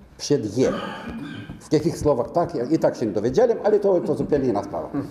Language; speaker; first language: Polish; non-native, fluent; Romanian